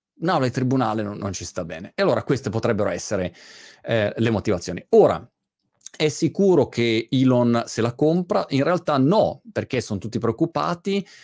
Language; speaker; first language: Italian; native; Italian